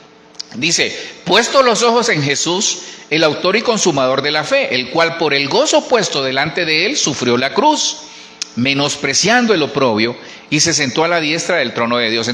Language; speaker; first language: Spanish; native; Spanish